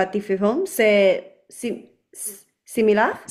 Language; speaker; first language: French; non-native, learner; Chinese